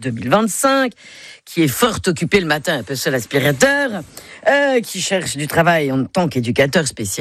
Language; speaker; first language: French; native; French